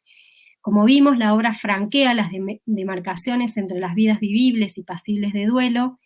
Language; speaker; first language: Spanish; native; Spanish